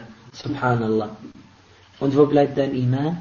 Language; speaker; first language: German; non-native, fluent; Arabic